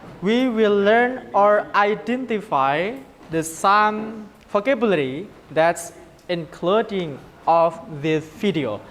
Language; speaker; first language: English; non-native, learner; Indonesian